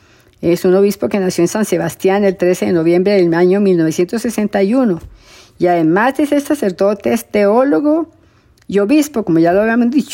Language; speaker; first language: Spanish; native; Spanish